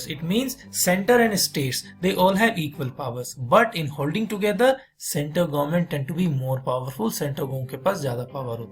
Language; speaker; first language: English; non-native, local second language; Hindi